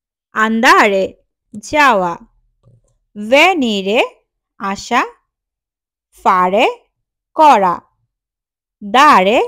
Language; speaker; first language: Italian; non-native, fluent; Bangla